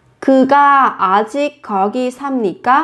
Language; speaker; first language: Korean; non-native, fluent; Vietnamese